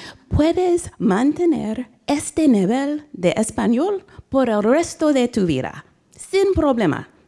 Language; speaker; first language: Spanish; non-native, learner; English